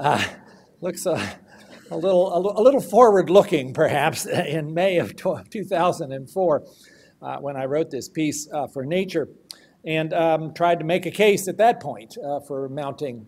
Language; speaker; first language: English; native; English